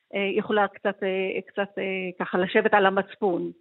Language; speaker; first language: Hebrew; native; Hebrew